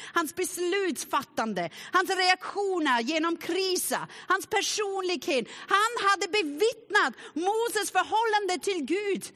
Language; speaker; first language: Swedish; non-native, fluent; German